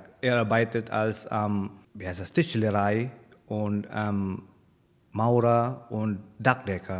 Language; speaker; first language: German; non-native, learner; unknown